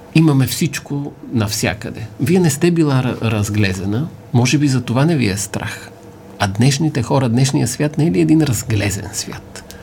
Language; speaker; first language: Bulgarian; native; Bulgarian